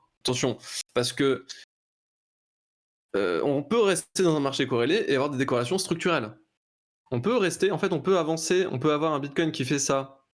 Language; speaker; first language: French; native; French